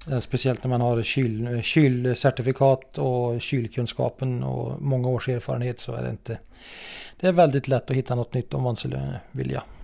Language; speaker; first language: Swedish; native; Swedish